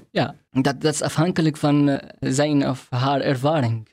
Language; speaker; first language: Dutch; non-native, learner; Arabic